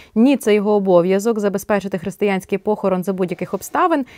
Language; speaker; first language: Ukrainian; native; Ukrainian